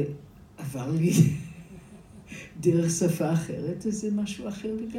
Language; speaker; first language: Hebrew; non-native, fluent; English